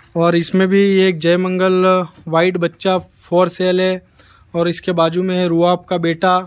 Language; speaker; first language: Hindi; non-native, local second language; Gujarati